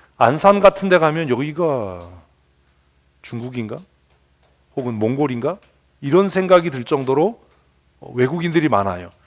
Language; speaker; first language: Korean; native; Korean